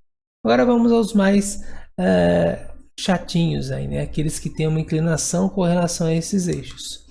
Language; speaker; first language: Portuguese; native; Portuguese